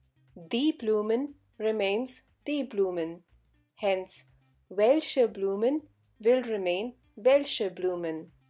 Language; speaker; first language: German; non-native, fluent; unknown